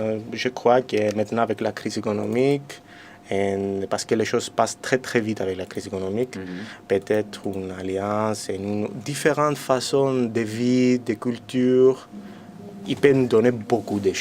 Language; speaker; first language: French; non-native, fluent; Greek